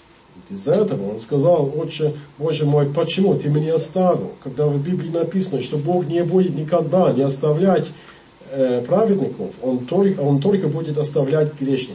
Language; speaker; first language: Russian; non-native, learner; English